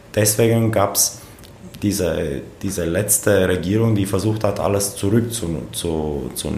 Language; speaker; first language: German; non-native, fluent; Romanian